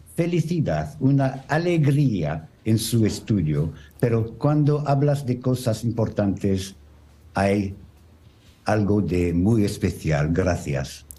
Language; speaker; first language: Spanish; non-native, learner; French